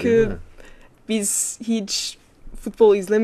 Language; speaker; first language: Turkish; non-native, learner; English